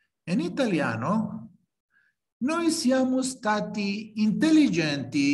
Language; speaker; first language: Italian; non-native, fluent; Spanish